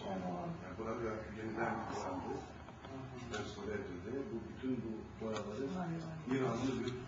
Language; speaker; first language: Turkish; native; Turkish